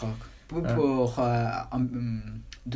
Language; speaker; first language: French; non-native, learner; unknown